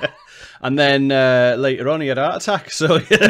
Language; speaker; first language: English; native; English